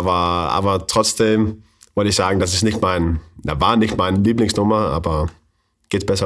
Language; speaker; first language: German; non-native, learner; Faroese